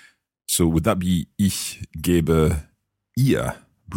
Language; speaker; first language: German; non-native, learner; English